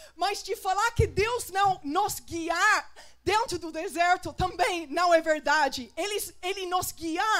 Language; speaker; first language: Portuguese; non-native, fluent; English